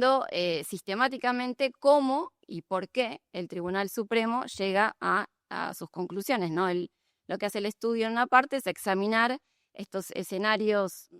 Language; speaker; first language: Spanish; native; Spanish